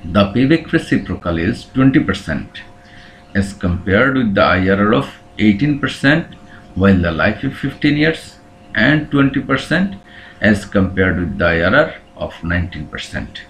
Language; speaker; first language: English; non-native, local second language; Bangla